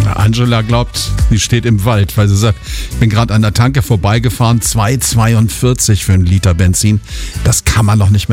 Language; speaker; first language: German; native; German